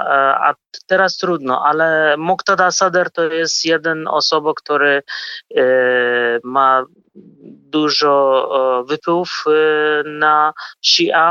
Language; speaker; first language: Polish; non-native, fluent; Kurdish